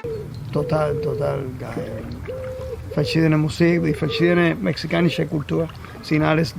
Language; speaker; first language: German; non-native, learner; Spanish